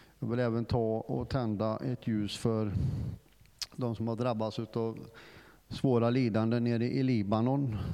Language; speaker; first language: Swedish; non-native, fluent; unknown